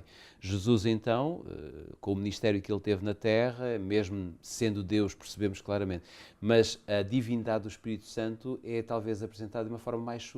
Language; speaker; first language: Portuguese; native; Portuguese